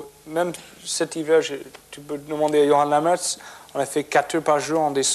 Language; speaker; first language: French; non-native, fluent; English